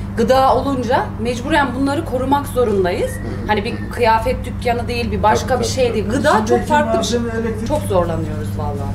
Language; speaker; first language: Turkish; native; Turkish